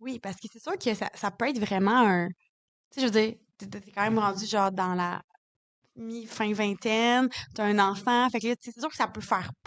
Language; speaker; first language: French; native; French